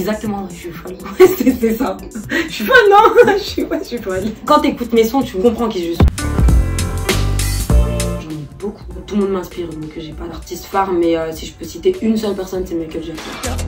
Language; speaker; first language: French; native; French